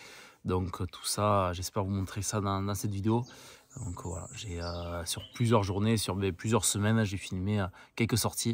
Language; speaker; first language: French; native; French